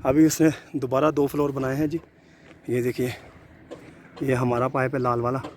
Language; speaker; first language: Urdu; non-native, local second language; Punjabi